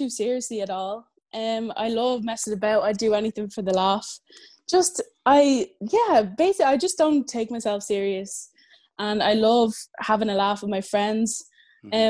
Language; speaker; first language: English; native; English